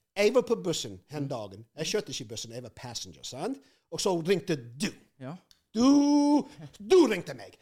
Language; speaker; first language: Norwegian; non-native, fluent; English